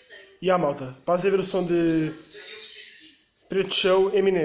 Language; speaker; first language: Portuguese; native; Portuguese